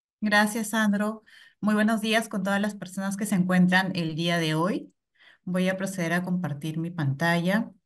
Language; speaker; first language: Spanish; native; Spanish